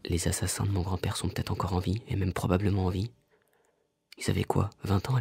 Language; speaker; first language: French; native; French